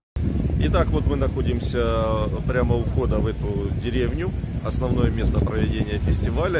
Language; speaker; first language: Russian; native; Russian